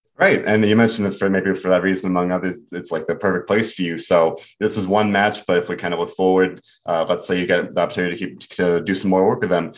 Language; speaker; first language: English; native; English